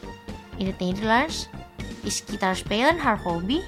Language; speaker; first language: Dutch; non-native, learner; Indonesian